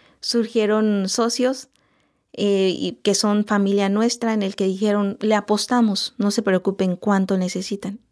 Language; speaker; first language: Spanish; non-native, local second language; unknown